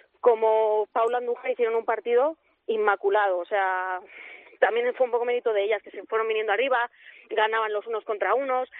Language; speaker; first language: Spanish; native; Spanish